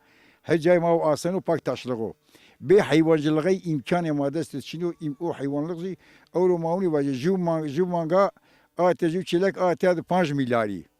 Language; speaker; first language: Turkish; non-native, local second language; Zaza